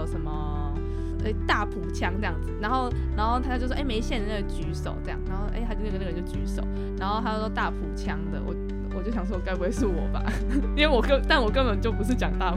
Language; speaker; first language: Chinese; non-native, local second language; Min Nan Chinese